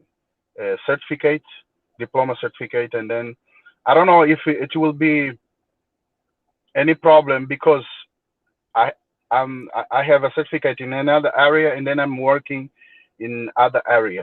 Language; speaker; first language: English; non-native, learner; Portuguese